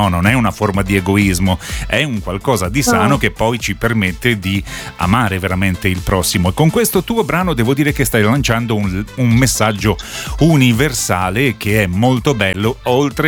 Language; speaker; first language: Italian; native; Italian